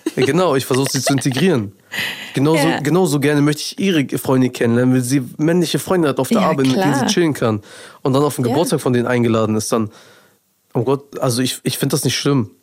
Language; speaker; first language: German; early bilingual, other home language; Persian